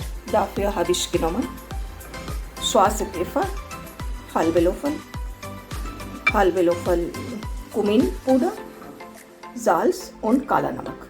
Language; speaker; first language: German; non-native, learner; Hindi